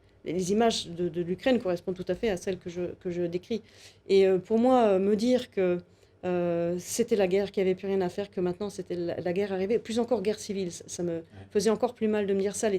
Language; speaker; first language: French; native; French